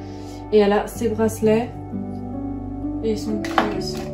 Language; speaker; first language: French; native; French